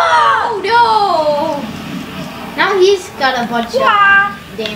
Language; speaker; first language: English; native; English